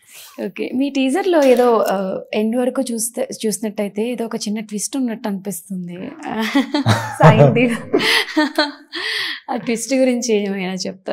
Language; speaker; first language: Telugu; native; Telugu